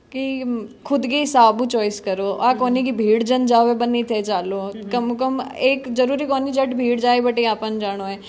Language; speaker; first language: Hindi; native; Hindi